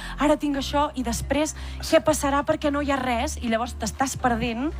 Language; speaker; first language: Catalan; native; Catalan